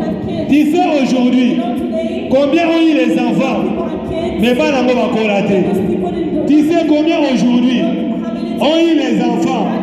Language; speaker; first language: French; non-native, local second language; Lingala